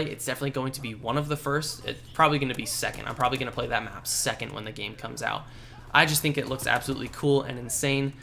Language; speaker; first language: English; native; English